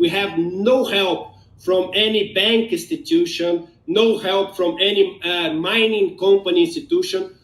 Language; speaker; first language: English; non-native, fluent; Portuguese